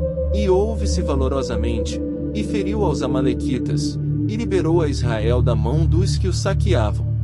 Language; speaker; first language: Portuguese; native; Portuguese